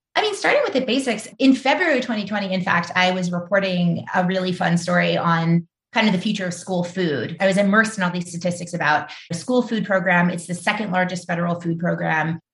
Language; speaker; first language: English; native; English